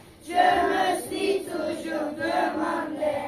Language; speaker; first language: French; non-native, learner; Turkish